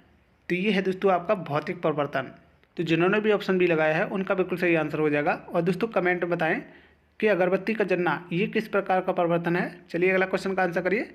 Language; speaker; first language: Hindi; native; Hindi